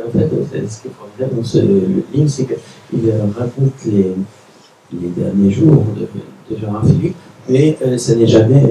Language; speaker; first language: French; native; French